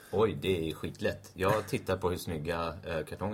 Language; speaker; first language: Swedish; native; Swedish